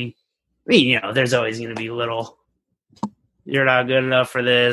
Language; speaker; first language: English; native; English